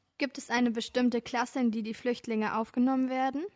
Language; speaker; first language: German; native; German